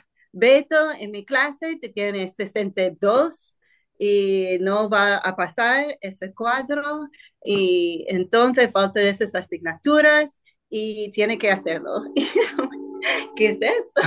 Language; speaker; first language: Spanish; non-native, fluent; English